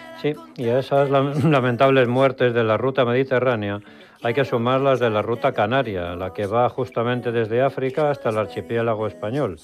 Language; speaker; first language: Spanish; native; Spanish